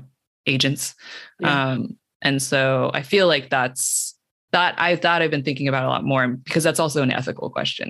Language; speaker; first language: English; native; English